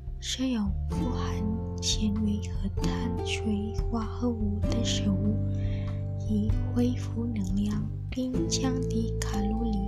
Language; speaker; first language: Chinese; non-native, learner; Indonesian